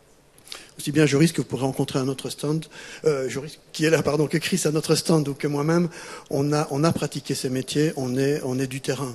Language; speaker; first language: French; native; French